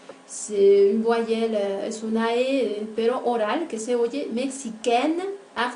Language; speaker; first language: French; non-native, fluent; Spanish